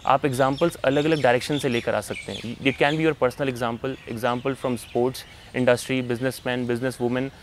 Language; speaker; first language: Hindi; native; Hindi